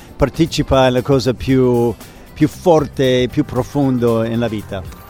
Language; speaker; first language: Italian; non-native, fluent; English